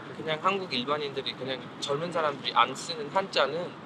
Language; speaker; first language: Korean; non-native, fluent; English